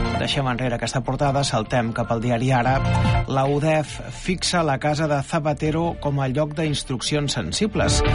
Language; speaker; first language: Catalan; native; Catalan